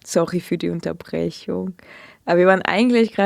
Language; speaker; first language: German; early bilingual, other home language; Russian